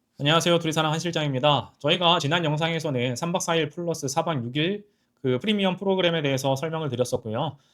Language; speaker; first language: Korean; native; Korean